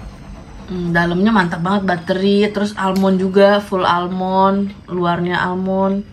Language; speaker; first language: Indonesian; native; Indonesian